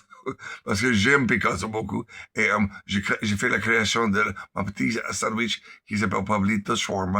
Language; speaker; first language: French; non-native, learner; English